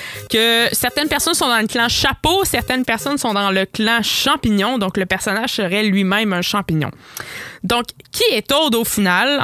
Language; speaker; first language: French; native; French